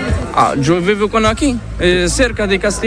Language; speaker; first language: Spanish; non-native, learner; Arabic